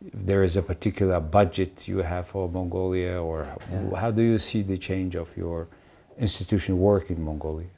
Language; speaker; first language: English; non-native, fluent; Mongolian